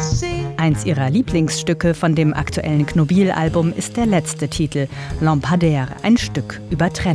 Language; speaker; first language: German; native; German